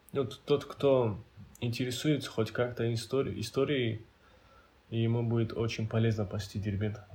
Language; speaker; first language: Russian; non-native, local second language; Avaric